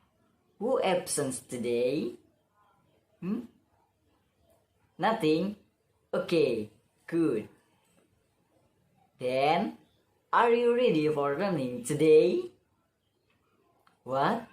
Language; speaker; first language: English; non-native, learner; Indonesian